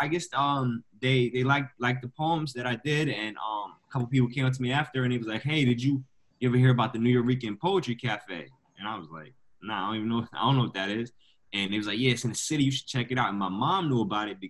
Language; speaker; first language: English; native; English